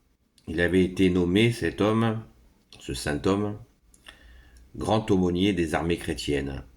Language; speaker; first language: French; native; French